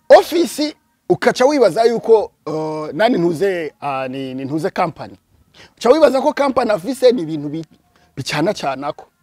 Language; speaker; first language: Rundi; early bilingual, heritage; Rundi